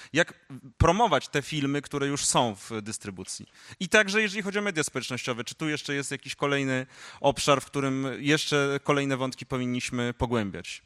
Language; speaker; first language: Polish; native; Polish